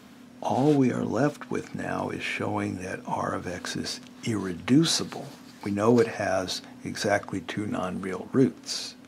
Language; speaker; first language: English; native; English